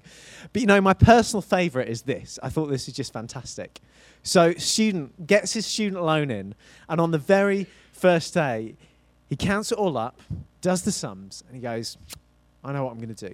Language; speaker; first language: English; native; English